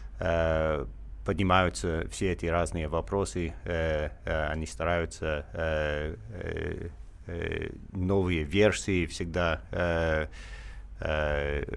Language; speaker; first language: Russian; non-native, fluent; English